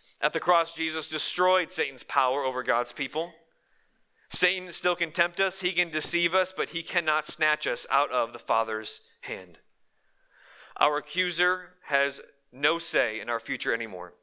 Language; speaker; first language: English; native; English